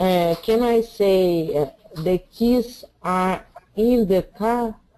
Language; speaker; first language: English; non-native, learner; Portuguese